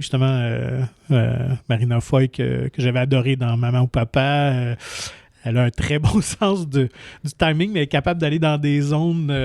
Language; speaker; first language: French; native; French